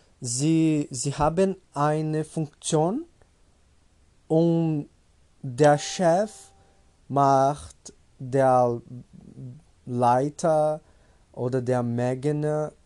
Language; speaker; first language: German; non-native, learner; Portuguese